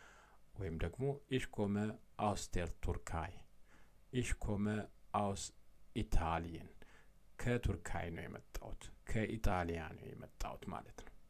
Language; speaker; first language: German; non-native, fluent; Amharic